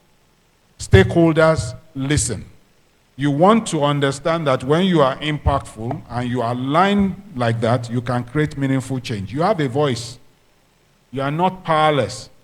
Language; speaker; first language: English; non-native, local second language; Yoruba